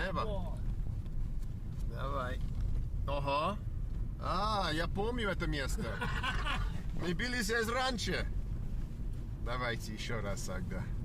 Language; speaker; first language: Russian; non-native, learner; English